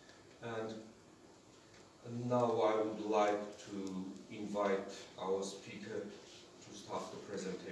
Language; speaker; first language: English; non-native, fluent; Armenian